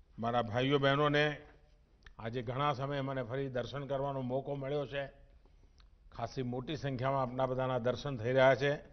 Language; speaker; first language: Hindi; non-native, local second language; Gujarati